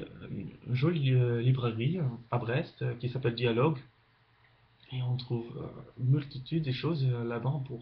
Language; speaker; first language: French; non-native, fluent; Dutch